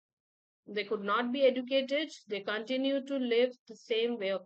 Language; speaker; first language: English; non-native, local second language; Hindi